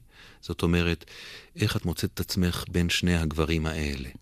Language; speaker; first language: Hebrew; native; Hebrew